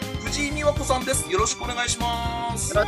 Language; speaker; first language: Japanese; native; Japanese